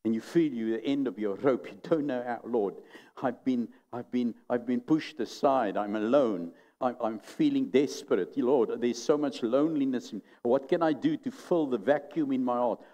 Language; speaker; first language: English; non-native, local second language; Afrikaans